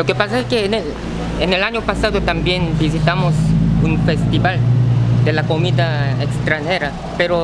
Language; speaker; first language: Spanish; non-native, fluent; Korean